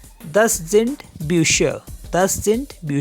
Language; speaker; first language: German; non-native, fluent; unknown